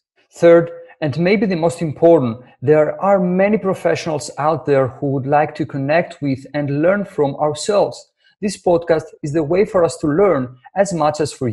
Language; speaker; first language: English; non-native, fluent; Greek